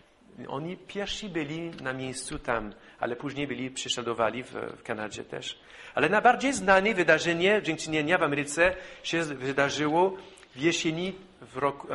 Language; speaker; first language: Polish; non-native, fluent; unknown